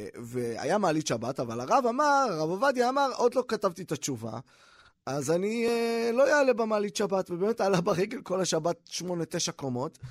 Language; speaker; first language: Hebrew; native; Hebrew